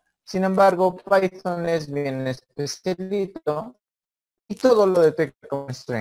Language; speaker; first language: Spanish; native; Spanish